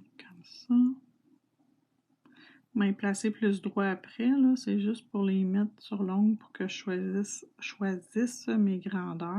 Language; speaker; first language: French; native; French